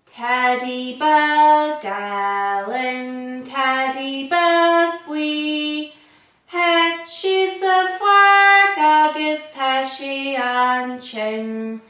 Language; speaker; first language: Irish; native; Irish